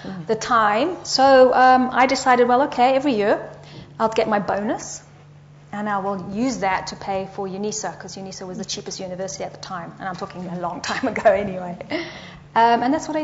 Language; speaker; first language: English; native; English